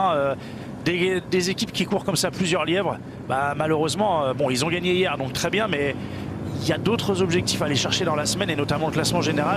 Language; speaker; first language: French; native; French